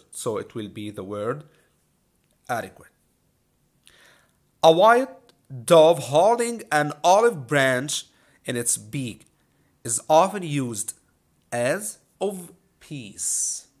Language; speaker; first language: English; non-native, fluent; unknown